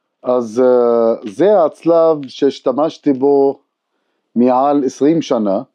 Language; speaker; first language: Hebrew; non-native, local second language; Arabic